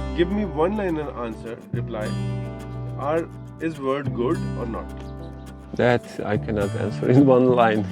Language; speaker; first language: English; non-native, fluent; Croatian